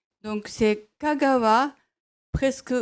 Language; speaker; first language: French; non-native, fluent; Japanese